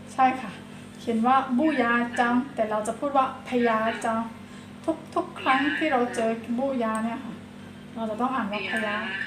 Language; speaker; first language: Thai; non-native, fluent; Burmese